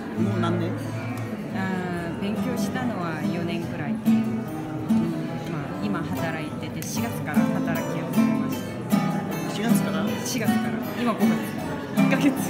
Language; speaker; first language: Japanese; non-native, fluent; Russian